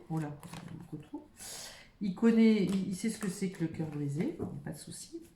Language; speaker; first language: French; native; French